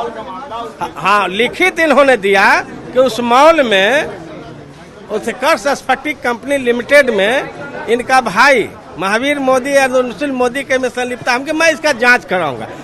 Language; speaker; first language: Hindi; native; Hindi